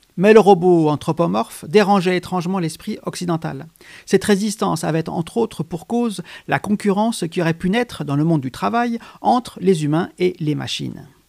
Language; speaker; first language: French; native; French